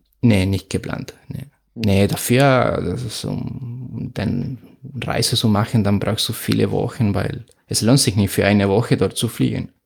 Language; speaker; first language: German; non-native, fluent; Spanish